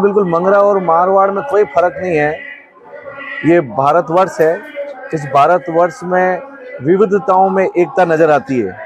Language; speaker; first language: Hindi; non-native, local second language; Marwari